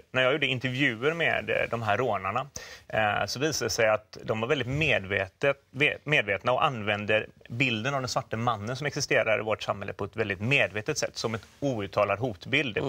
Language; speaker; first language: Swedish; native; Swedish